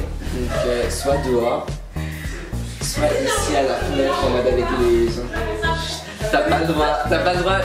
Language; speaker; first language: French; native; French